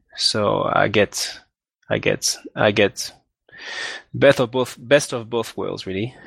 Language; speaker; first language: English; non-native, fluent; French